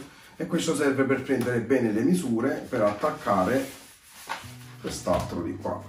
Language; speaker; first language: Italian; native; Italian